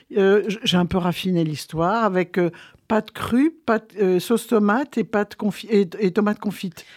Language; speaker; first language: French; native; French